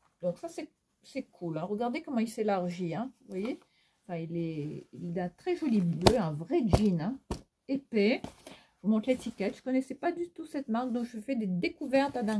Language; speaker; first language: French; native; French